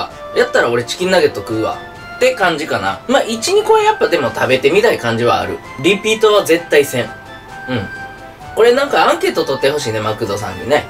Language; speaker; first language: Japanese; native; Japanese